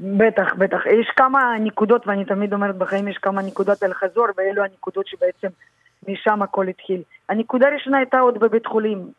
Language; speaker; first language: Hebrew; early bilingual, other home language; Russian